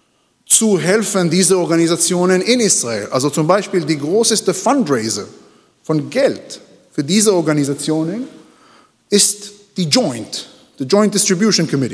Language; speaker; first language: German; non-native, learner; Hebrew